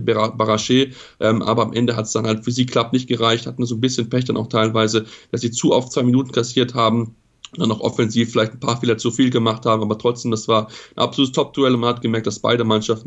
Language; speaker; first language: German; native; German